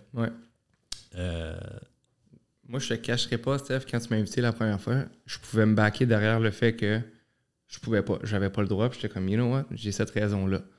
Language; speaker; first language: French; early bilingual, other home language; Arabic